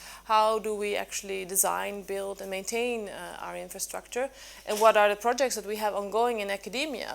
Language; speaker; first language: English; non-native, fluent; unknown